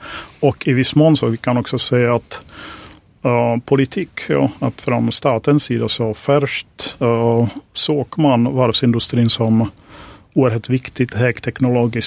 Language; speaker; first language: Swedish; non-native, fluent; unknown